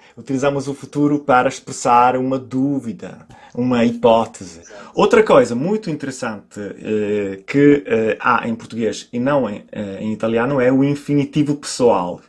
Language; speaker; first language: Portuguese; non-native, fluent; Italian